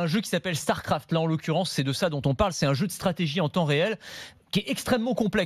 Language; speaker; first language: French; native; French